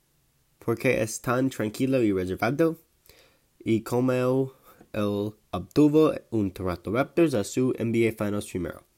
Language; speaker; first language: Spanish; non-native, learner; English